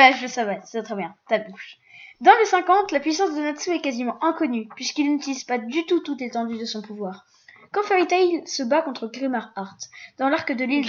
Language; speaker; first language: French; native; French